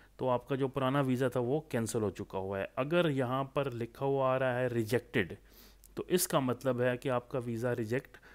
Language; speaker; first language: Urdu; non-native, local second language; Punjabi